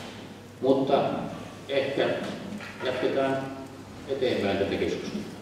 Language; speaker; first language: Finnish; native; Finnish